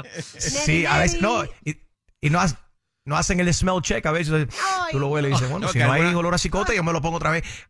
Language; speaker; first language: Spanish; native; Spanish